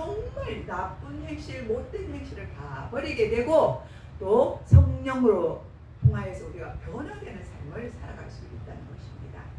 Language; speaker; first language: Korean; native; Korean